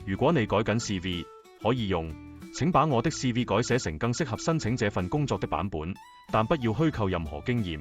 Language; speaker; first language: Cantonese; native; Cantonese